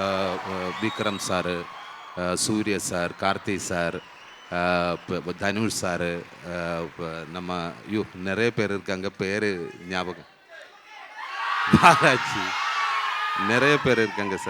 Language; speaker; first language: Tamil; non-native, learner; Malayalam